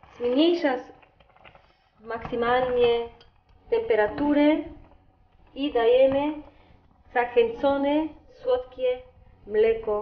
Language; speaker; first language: Polish; non-native, learner; Spanish